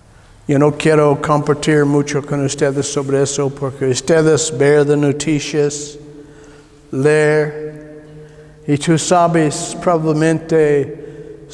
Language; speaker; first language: Spanish; non-native, learner; English